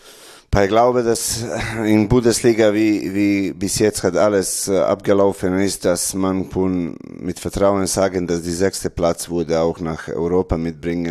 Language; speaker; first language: German; non-native, learner; Serbian